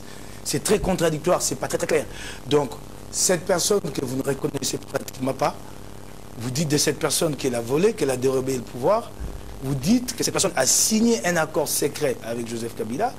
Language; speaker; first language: French; non-native, local second language; Lingala